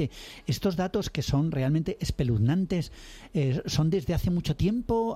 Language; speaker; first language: Spanish; native; Spanish